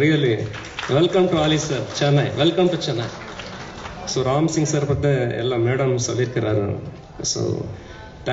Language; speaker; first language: Tamil; non-native, learner; Kannada